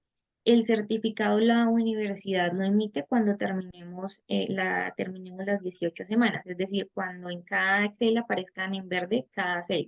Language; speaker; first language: Spanish; native; Spanish